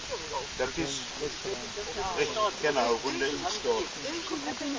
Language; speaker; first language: German; native; German